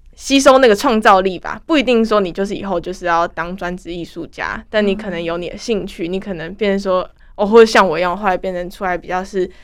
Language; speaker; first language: Chinese; native; Chinese